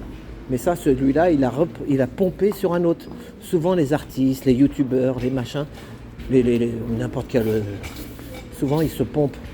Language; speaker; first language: French; native; French